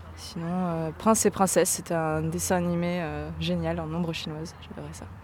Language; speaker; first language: French; native; French